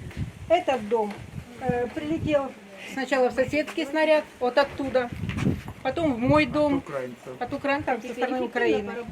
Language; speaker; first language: Russian; native; Russian